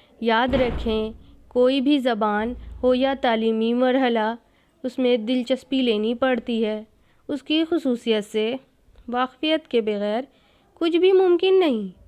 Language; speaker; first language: Urdu; native; Urdu